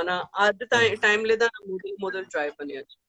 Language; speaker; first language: Tamil; non-native, fluent; Gujarati